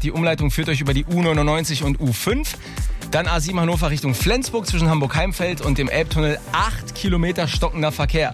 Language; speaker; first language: German; native; German